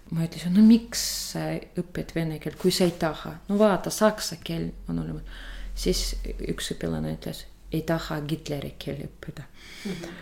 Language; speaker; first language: Estonian; non-native, fluent; Russian